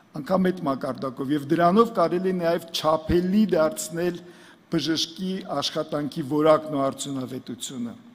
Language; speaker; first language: Armenian; native; Armenian